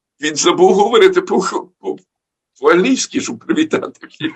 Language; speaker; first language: Ukrainian; early bilingual, heritage; Ukrainian